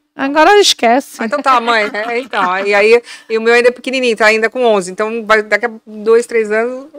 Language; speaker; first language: Portuguese; native; Portuguese